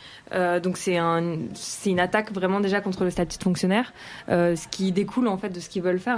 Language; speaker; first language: French; native; French